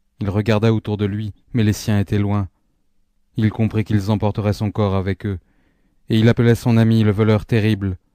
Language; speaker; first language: French; native; French